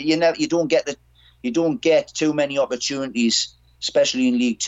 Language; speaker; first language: English; native; English